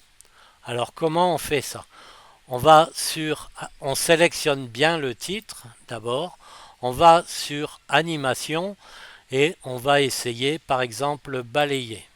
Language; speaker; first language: French; native; French